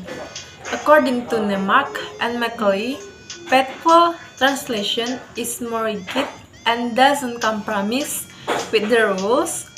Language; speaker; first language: English; non-native, learner; Indonesian